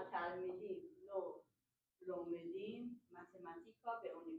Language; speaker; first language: Hebrew; non-native, learner; English